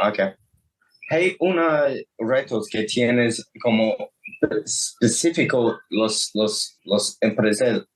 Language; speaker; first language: Spanish; non-native, learner; English